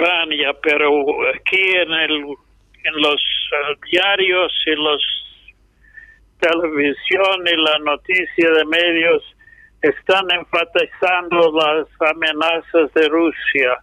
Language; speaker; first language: Spanish; non-native, fluent; English